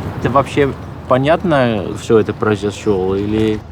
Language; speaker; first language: Russian; non-native, learner; Dutch